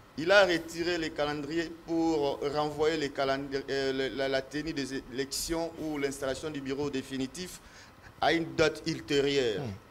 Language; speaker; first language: French; native; French